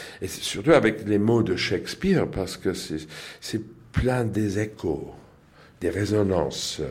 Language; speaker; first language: French; non-native, learner; English